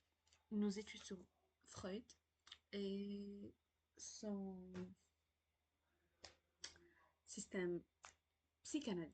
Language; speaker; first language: French; non-native, learner; Arabic